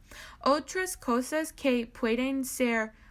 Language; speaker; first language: Spanish; non-native, learner; English